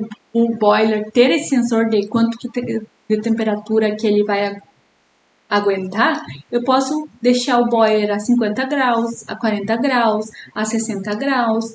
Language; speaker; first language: Portuguese; native; Portuguese